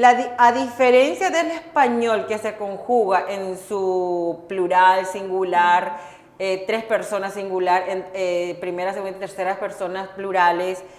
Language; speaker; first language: Spanish; non-native, fluent; Korean